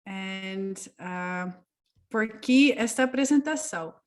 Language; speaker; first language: Portuguese; non-native, fluent; Dutch